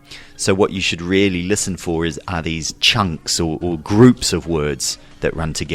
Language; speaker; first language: English; native; English